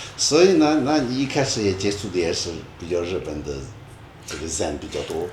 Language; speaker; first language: Chinese; non-native, local second language; Tibetan